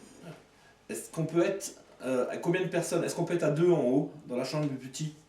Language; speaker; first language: French; native; French